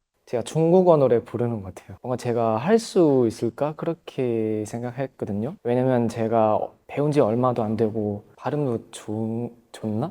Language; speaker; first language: Korean; non-native, fluent; Thai